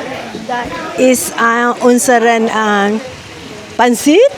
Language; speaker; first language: German; non-native, learner; Filipino